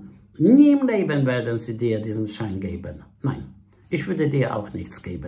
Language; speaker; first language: German; non-native, fluent; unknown